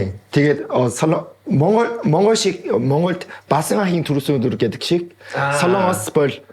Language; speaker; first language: Mongolian; non-native, fluent; Korean